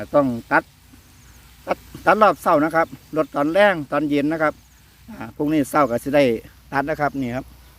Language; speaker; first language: Thai; non-native, local second language; Northeastern Thai